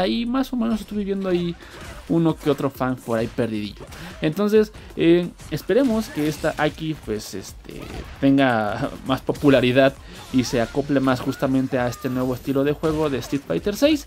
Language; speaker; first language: Spanish; native; Spanish